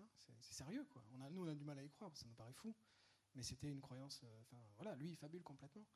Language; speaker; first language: French; native; French